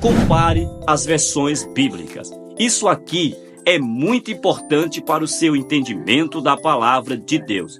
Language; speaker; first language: Portuguese; native; Portuguese